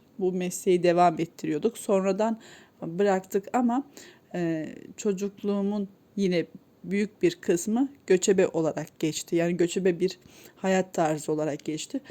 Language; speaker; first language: Turkish; native; Turkish